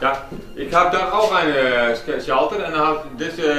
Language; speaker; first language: German; non-native, learner; Dutch